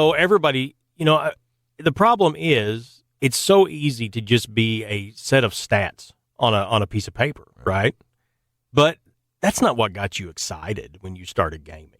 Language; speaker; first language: English; native; English